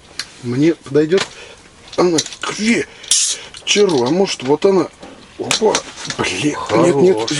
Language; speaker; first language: Russian; native; Russian